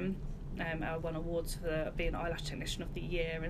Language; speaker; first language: English; native; English